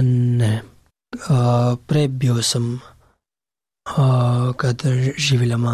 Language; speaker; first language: Serbian; non-native, learner; Pashto